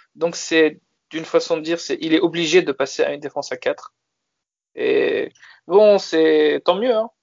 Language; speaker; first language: French; native; French